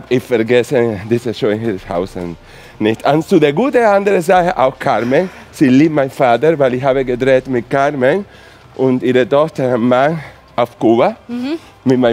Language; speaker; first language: German; non-native, fluent; Spanish